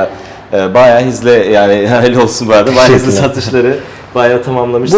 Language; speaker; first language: Turkish; non-native, fluent; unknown